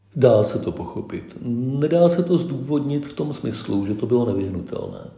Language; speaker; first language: Czech; native; Czech